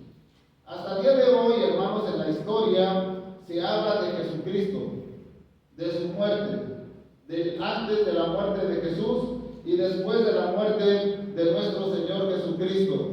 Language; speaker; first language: Spanish; native; Spanish